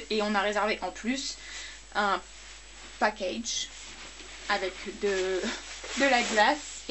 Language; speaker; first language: French; native; French